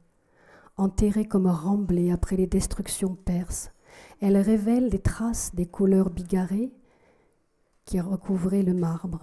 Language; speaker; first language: French; native; French